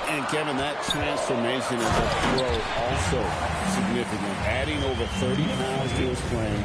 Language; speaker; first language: English; native; English